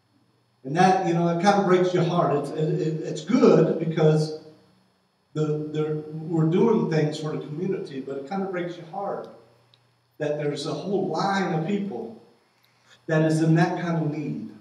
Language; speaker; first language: English; native; English